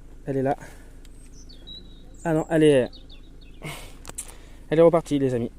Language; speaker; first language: French; native; French